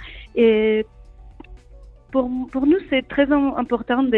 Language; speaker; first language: French; non-native, learner; Spanish